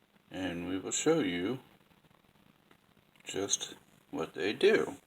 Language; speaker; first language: English; native; English